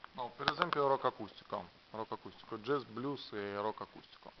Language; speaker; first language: Italian; non-native, learner; Russian